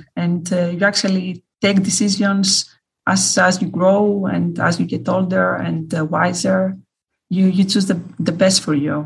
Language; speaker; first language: English; non-native, fluent; Greek